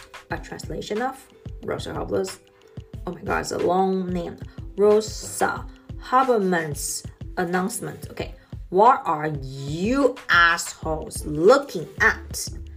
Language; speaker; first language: English; non-native, fluent; Chinese